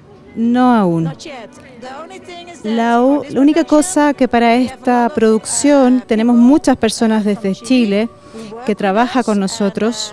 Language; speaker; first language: Spanish; non-native, fluent; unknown